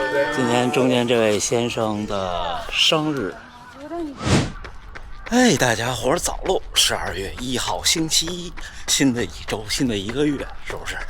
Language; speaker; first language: Chinese; native; Chinese